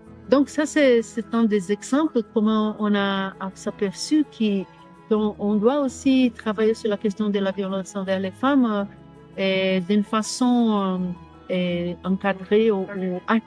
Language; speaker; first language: French; non-native, fluent; Portuguese